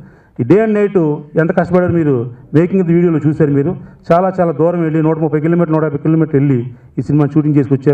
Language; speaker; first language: Telugu; native; Telugu